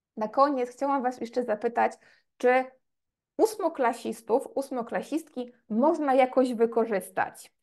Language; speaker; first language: Polish; native; Polish